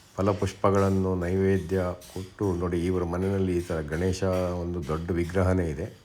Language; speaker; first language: Kannada; native; Kannada